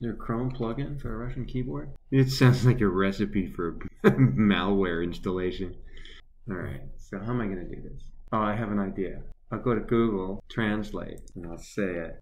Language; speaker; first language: English; native; English